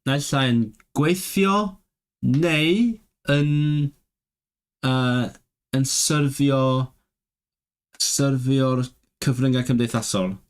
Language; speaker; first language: Welsh; non-native, learner; Cantonese